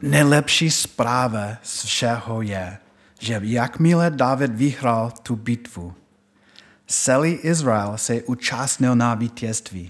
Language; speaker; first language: Czech; non-native, fluent; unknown